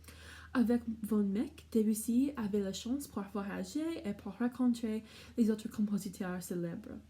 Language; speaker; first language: French; non-native, learner; English